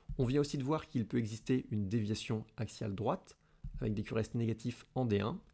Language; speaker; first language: French; native; French